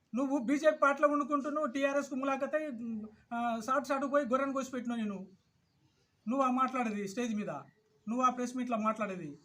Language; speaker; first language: Telugu; non-native, local second language; Lambadi